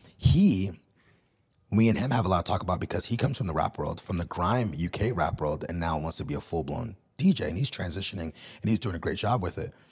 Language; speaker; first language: English; early bilingual, other home language; Spanish